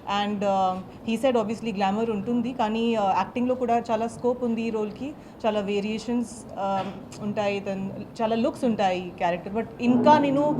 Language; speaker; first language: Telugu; non-native, learner; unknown